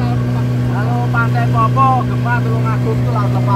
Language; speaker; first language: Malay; non-native, local second language; Javanese